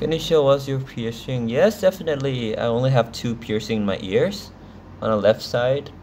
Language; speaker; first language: English; non-native, fluent; Thai